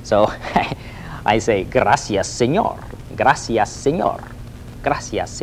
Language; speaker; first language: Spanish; non-native, fluent; English